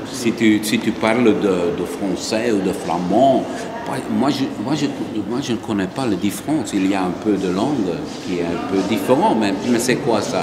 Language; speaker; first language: French; non-native, local second language; Dutch